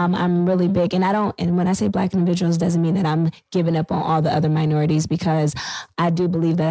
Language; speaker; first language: English; native; English